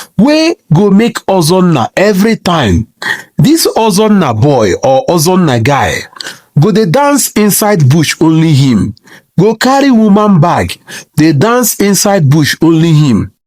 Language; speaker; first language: Nigerian Pidgin; non-native, local second language; Igbo